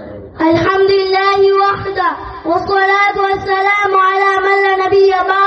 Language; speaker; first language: Arabic; non-native, learner; Bangla